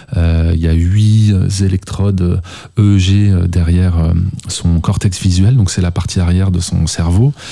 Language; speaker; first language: French; native; French